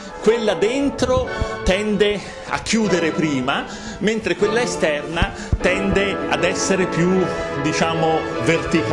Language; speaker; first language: Italian; native; Italian